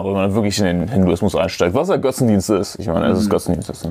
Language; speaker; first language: German; native; German